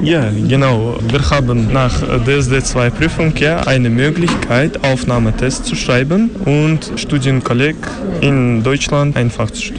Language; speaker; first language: German; non-native, learner; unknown